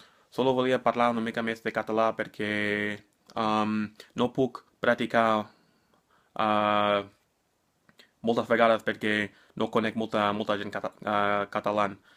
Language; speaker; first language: Catalan; non-native, learner; English